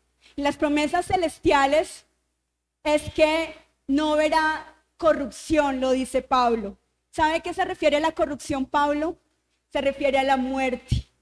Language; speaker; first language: Spanish; native; Spanish